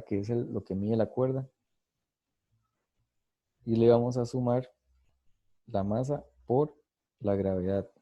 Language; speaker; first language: Spanish; native; Spanish